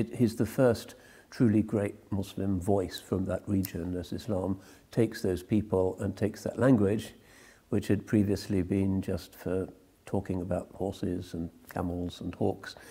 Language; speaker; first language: English; native; English